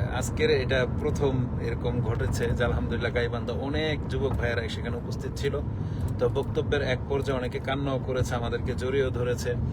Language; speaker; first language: Bangla; native; Bangla